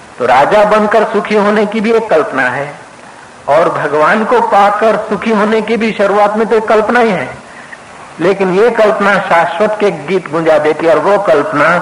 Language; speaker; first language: Hindi; non-native, local second language; Sindhi